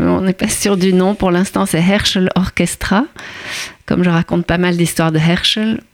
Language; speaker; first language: French; native; French